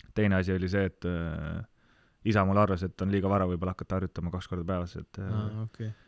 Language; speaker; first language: Estonian; native; Estonian